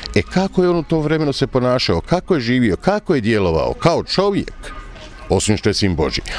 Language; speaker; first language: Croatian; native; Croatian